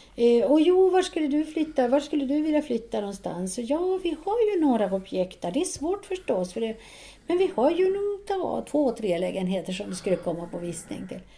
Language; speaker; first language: Swedish; non-native, fluent; Spanish